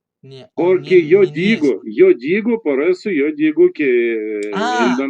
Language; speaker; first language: Spanish; non-native, learner; Russian